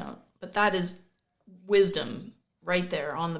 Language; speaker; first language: English; native; English